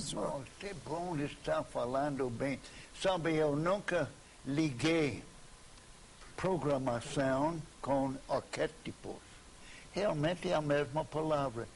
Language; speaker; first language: Portuguese; non-native, fluent; English